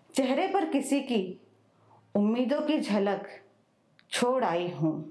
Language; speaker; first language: Hindi; non-native, local second language; Malayalam